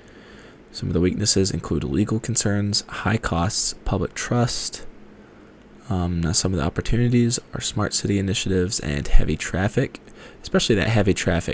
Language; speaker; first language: English; native; English